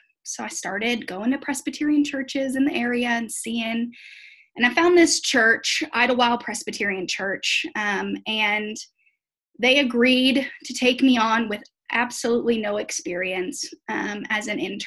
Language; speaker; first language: English; native; English